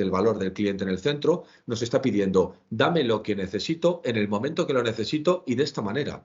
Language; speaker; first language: Spanish; native; Spanish